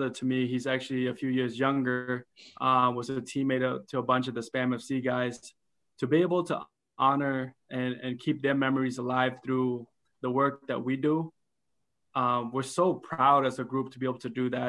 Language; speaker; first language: English; early bilingual, other home language; Khmer